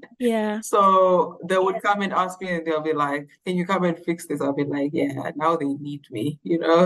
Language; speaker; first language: English; non-native, local second language; Shona